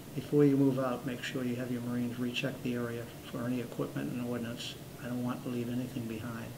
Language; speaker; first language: English; native; English